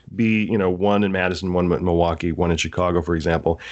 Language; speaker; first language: English; native; English